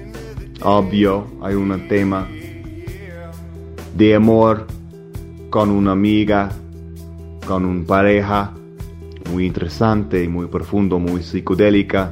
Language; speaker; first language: Spanish; non-native, learner; English